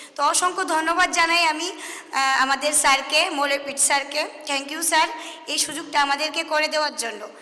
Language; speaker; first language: Bangla; native; Bangla